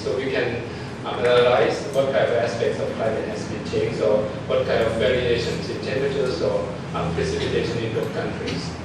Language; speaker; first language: English; non-native, fluent; Thai